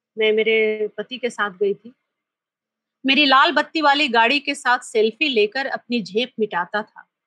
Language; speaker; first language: Hindi; native; Hindi